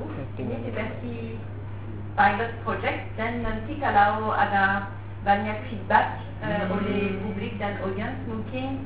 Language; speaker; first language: Indonesian; non-native, fluent; French